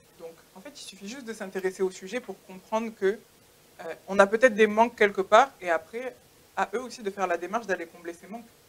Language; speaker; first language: French; native; French